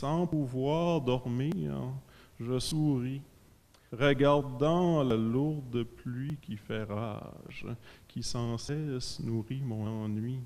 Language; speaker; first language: French; native; French